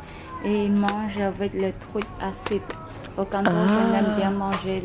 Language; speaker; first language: French; non-native, fluent; Khmer